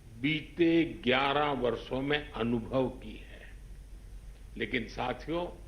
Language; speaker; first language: Hindi; non-native, local second language; Gujarati